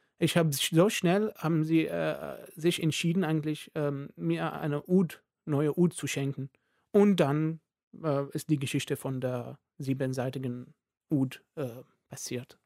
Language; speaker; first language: German; non-native, fluent; Arabic